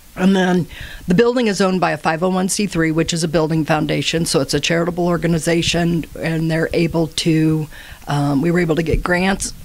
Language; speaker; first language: English; native; English